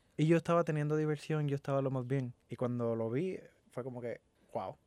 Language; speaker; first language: Spanish; native; Spanish